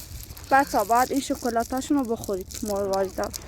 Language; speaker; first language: Persian; native; Persian